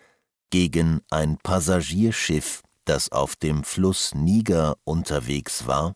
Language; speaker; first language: German; native; German